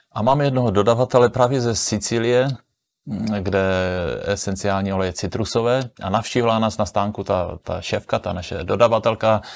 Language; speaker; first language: Czech; native; Czech